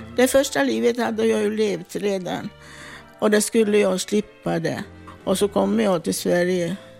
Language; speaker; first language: Swedish; non-native, fluent; Italian